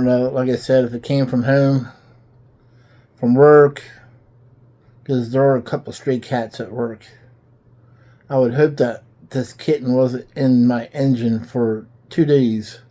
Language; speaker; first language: English; native; English